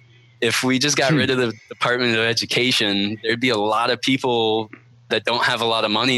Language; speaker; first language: English; native; English